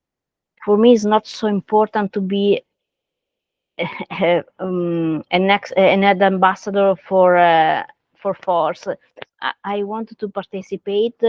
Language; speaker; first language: English; non-native, learner; Italian